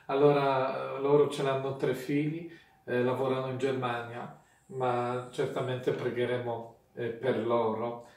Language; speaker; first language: Italian; non-native, fluent; Polish